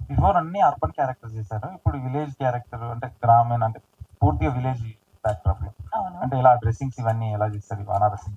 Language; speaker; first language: Telugu; native; Telugu